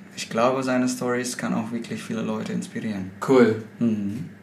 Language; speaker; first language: German; non-native, fluent; Indonesian